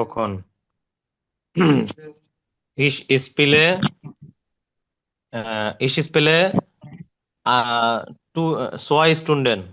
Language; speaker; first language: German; non-native, learner; Bangla